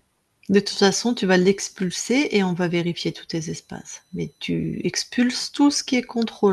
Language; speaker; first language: French; native; French